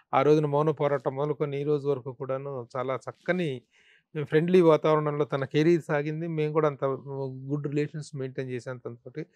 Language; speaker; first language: Telugu; native; Telugu